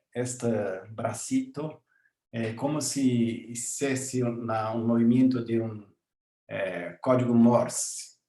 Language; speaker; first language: Spanish; non-native, learner; Portuguese